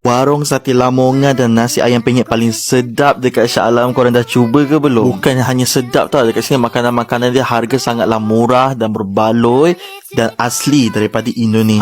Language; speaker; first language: Malay; native; Malay